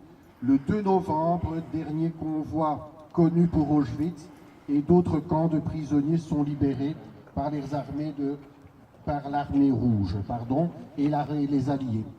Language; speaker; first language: French; native; French